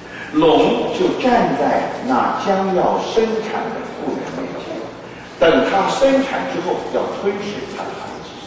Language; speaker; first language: Chinese; native; Chinese